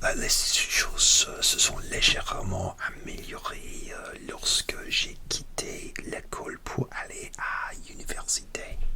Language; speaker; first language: French; non-native, learner; English